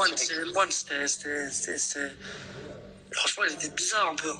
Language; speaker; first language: French; native; French